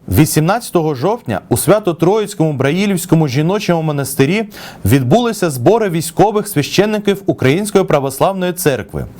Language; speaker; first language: Ukrainian; native; Ukrainian